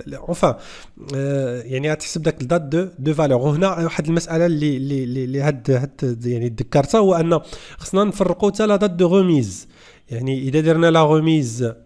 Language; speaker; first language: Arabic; native; Arabic